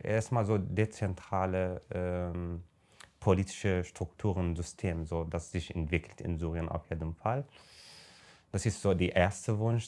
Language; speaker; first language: German; non-native, fluent; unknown